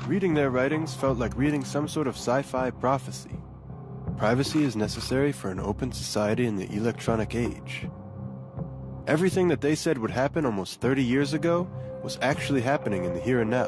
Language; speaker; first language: English; non-native, fluent; Hebrew